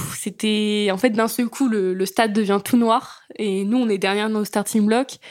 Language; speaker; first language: French; native; French